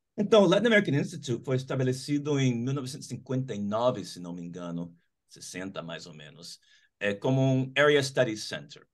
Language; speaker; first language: Portuguese; non-native, fluent; English